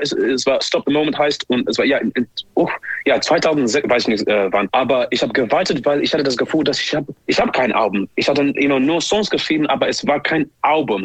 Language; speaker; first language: German; non-native, learner; English